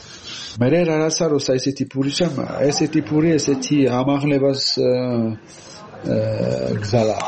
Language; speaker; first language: Georgian; non-native, learner; French